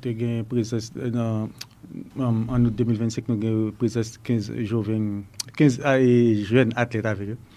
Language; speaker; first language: Portuguese; non-native, learner; Haitian Creole